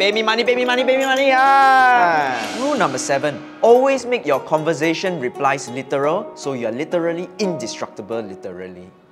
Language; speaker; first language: English; native; English